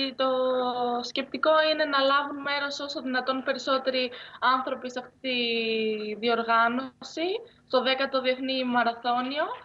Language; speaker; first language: Greek; native; Greek